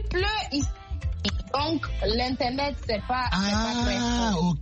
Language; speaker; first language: French; non-native, learner; Akan